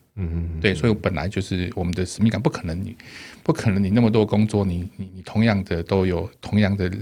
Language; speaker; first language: Chinese; native; Chinese